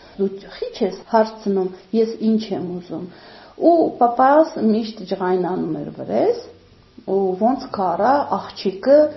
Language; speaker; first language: Armenian; non-native, fluent; Uzbek